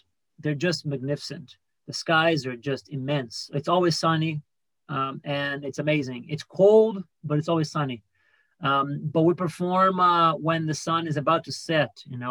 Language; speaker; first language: English; non-native, fluent; Portuguese